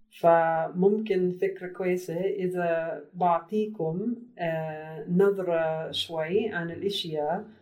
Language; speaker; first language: Arabic; non-native, learner; English